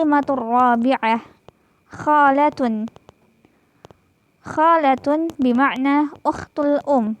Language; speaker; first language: Arabic; non-native, fluent; Indonesian